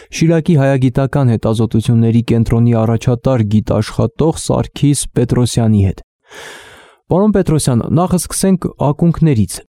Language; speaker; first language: Armenian; native; Armenian